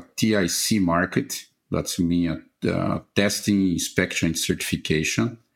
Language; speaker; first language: English; non-native, fluent; Portuguese